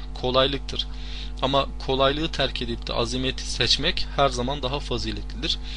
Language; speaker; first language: Turkish; non-native, fluent; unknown